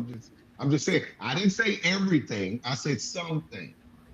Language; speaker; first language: English; native; English